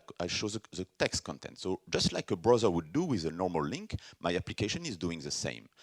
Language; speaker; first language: English; non-native, fluent; French